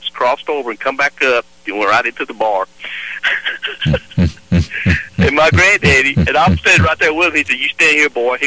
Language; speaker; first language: English; native; English